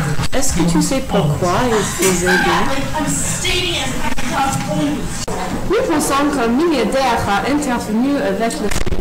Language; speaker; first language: French; non-native, learner; English